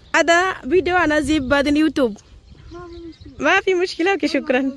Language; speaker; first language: Arabic; non-native, learner; Bangla